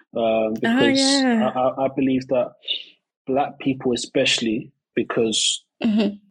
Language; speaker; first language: English; native; English